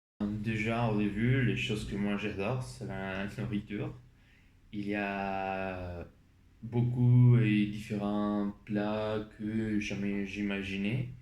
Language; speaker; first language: French; non-native, learner; Spanish